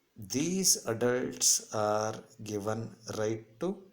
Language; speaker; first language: English; non-native, local second language; Kannada